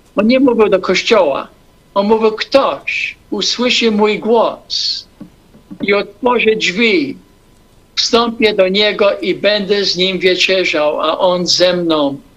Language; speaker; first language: Polish; non-native, fluent; English